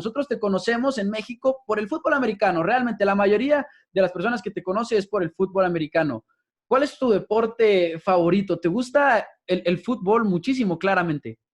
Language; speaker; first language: Spanish; native; Spanish